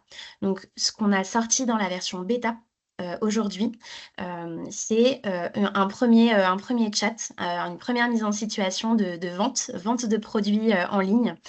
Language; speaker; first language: French; native; French